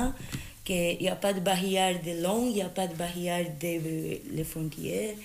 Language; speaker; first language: French; non-native, learner; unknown